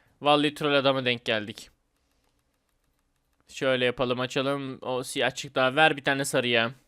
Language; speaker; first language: Turkish; native; Turkish